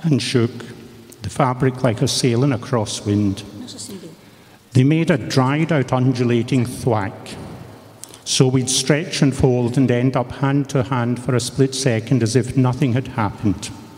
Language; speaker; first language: English; native; English